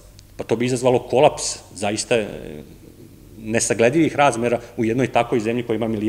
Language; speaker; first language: Serbian; native; Serbian